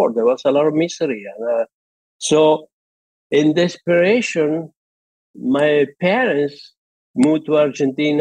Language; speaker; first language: English; non-native, fluent; Spanish